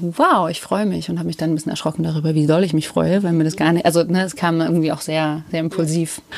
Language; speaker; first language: German; native; German